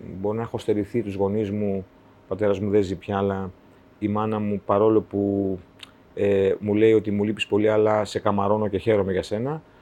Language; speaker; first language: Greek; native; Greek